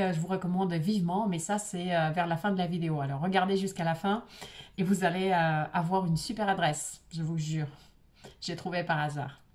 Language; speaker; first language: French; non-native, fluent; Russian